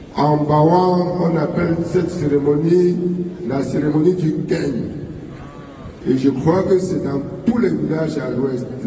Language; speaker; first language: French; non-native, local second language; Ghomala